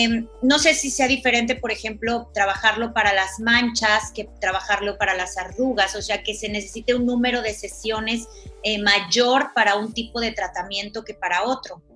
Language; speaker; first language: Spanish; native; Spanish